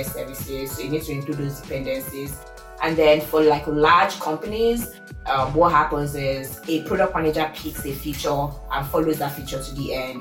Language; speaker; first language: English; non-native, local second language; Yoruba